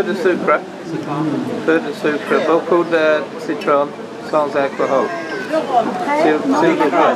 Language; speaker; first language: French; non-native, learner; English